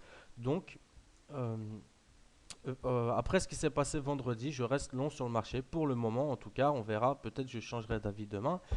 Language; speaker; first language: French; native; French